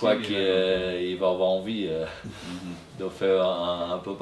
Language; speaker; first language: French; non-native, fluent; Portuguese